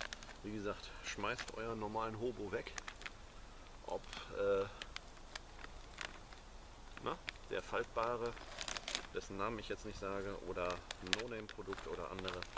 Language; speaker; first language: German; native; German